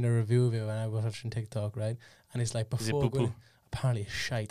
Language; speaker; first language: English; native; English